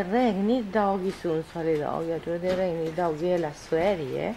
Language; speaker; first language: Swedish; non-native, learner; Spanish